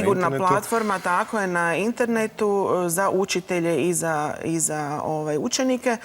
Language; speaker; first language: Croatian; native; Croatian